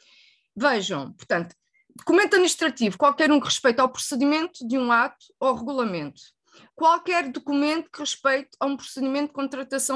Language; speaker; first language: Portuguese; native; Portuguese